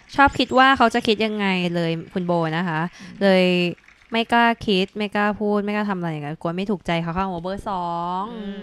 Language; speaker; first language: Thai; native; Thai